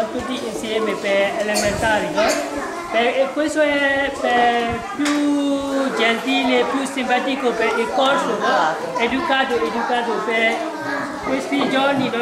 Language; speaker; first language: Italian; non-native, learner; Burmese